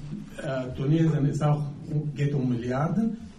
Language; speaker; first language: German; non-native, fluent; Arabic